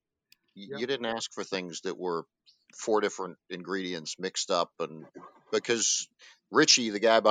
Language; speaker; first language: English; native; English